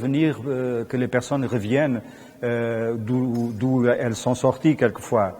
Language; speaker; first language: French; non-native, fluent; Portuguese